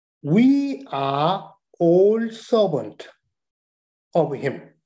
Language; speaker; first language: English; non-native, learner; Chinese